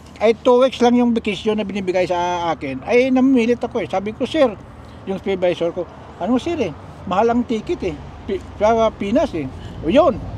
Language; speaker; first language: Filipino; non-native, local second language; Hiligaynon